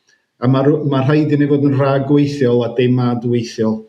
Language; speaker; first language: Welsh; native; Welsh